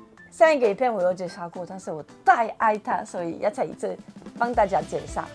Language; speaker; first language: Chinese; non-native, fluent; French